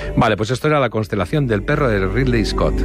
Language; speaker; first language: Spanish; native; Spanish